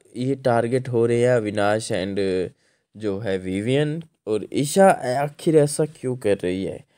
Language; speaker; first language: Hindi; non-native, local second language; Marathi